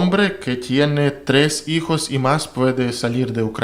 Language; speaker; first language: Spanish; non-native, learner; Russian